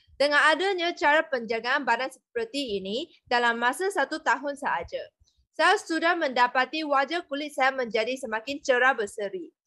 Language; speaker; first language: Malay; non-native, local second language; Chinese